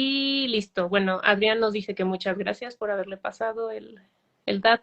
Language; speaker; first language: Spanish; native; Spanish